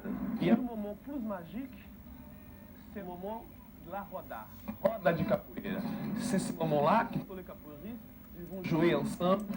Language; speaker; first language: French; non-native, fluent; Portuguese